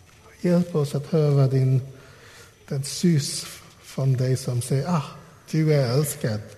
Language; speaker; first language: Swedish; non-native, fluent; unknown